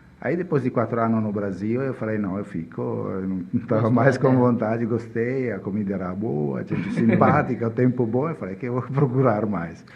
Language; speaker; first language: Portuguese; non-native, fluent; Italian